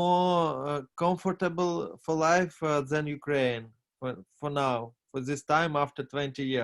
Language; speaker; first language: English; non-native, learner; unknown